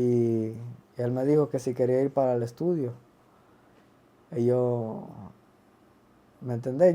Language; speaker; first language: Spanish; early bilingual, other home language; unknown